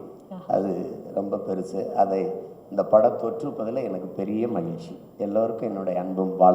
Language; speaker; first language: Tamil; native; Tamil